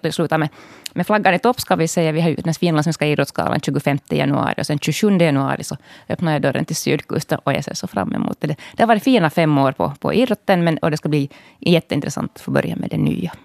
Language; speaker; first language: Swedish; native; Swedish